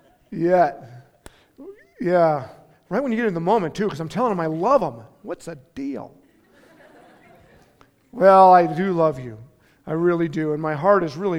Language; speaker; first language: English; native; English